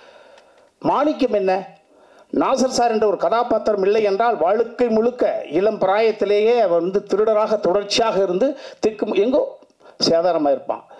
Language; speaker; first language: Tamil; native; Tamil